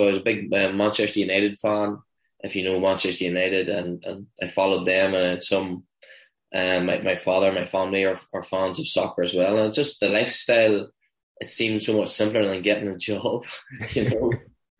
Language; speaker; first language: English; native; English